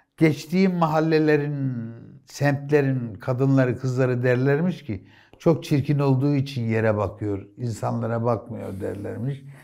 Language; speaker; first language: Turkish; native; Turkish